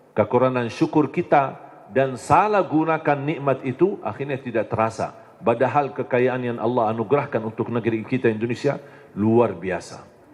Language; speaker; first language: Indonesian; non-native, fluent; Arabic